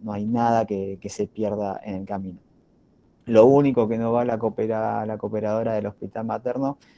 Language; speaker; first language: Spanish; native; Spanish